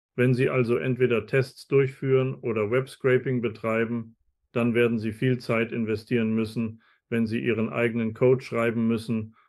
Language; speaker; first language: German; non-native, fluent; Spanish